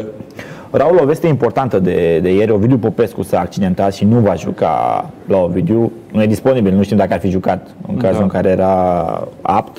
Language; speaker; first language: Romanian; native; Romanian